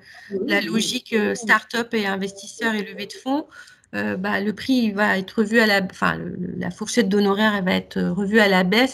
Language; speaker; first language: French; native; French